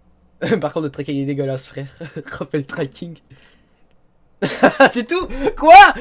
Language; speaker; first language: French; native; French